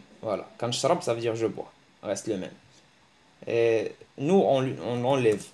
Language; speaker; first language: French; early bilingual, other home language; Arabic